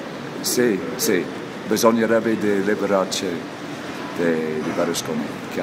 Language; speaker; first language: Italian; non-native, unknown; English